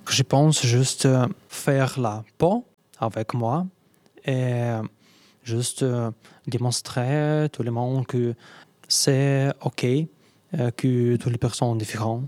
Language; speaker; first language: French; non-native, learner; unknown